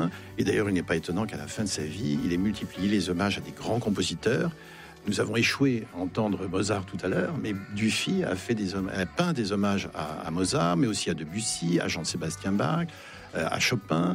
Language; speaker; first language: French; native; French